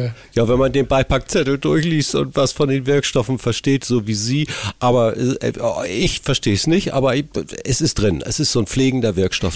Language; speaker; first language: German; native; German